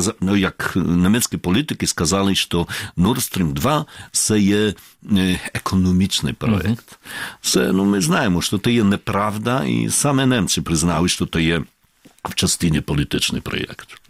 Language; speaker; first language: Ukrainian; non-native, fluent; Polish